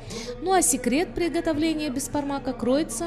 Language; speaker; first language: Russian; native; Russian